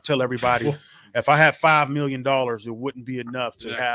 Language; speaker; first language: English; native; English